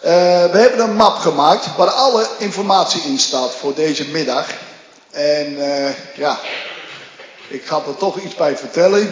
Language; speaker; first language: Dutch; native; Dutch